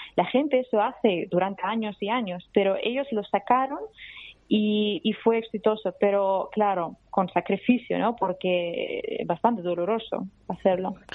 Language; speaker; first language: Spanish; non-native, fluent; Georgian